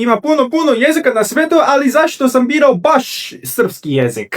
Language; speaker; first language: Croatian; non-native, fluent; Korean